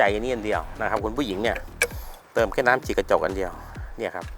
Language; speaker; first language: Thai; native; Thai